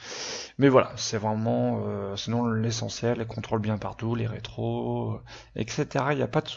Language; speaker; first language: French; native; French